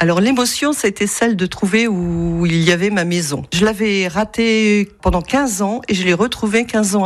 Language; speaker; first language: French; native; French